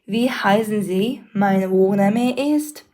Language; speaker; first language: German; non-native, learner; Mongolian